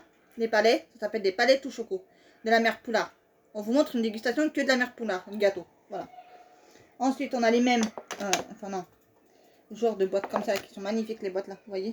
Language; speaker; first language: French; native; French